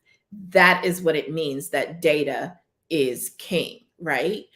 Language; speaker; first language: English; native; English